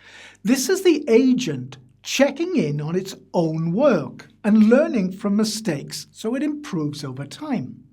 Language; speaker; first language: English; native; English